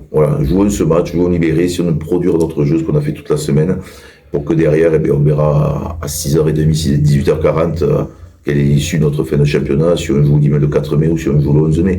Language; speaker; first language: French; native; French